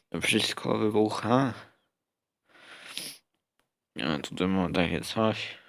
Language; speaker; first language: Polish; native; Polish